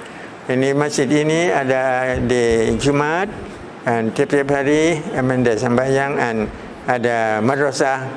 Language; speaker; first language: Indonesian; early bilingual, heritage; Thai